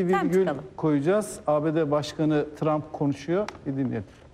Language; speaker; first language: Turkish; native; Turkish